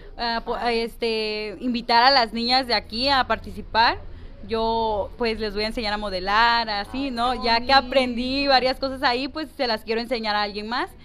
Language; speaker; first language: Spanish; native; Spanish